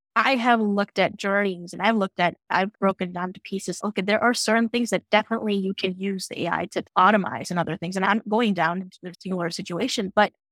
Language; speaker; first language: English; non-native, local second language; Gujarati